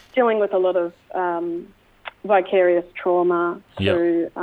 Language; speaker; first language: English; native; English